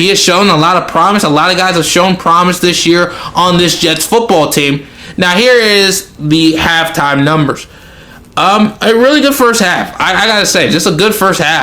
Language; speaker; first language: English; native; English